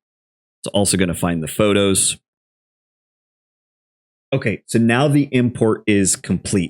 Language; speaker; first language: English; native; English